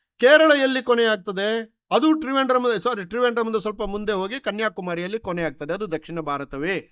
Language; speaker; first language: Kannada; non-native, local second language; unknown